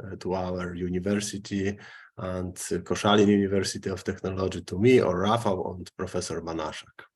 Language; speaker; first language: English; non-native, fluent; Polish